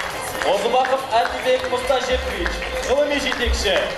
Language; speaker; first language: Kazakh; native; Kazakh